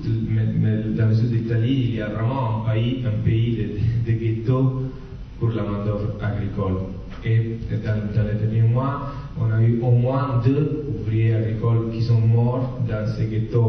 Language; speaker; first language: French; non-native, fluent; Italian